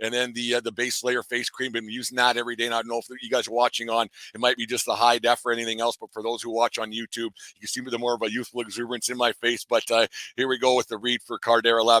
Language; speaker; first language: English; native; English